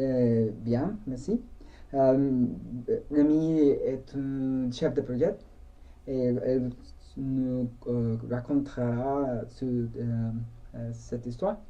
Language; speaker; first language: French; non-native, learner; Spanish